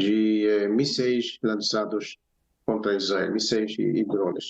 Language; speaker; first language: Portuguese; non-native, fluent; Hebrew